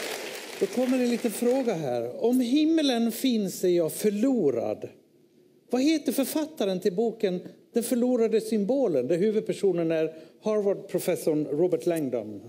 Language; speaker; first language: Swedish; native; Swedish